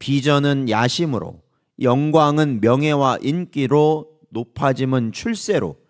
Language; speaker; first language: Korean; native; Korean